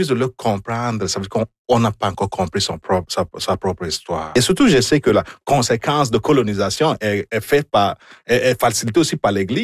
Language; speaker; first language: French; non-native, fluent; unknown